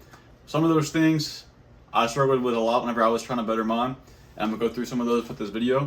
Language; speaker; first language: English; native; English